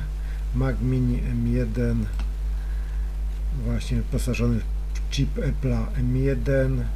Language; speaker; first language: Polish; native; Polish